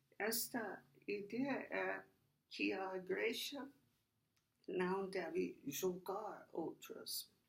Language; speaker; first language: Portuguese; non-native, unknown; English